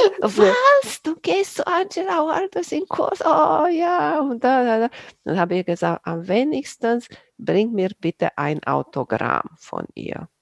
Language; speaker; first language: German; non-native, fluent; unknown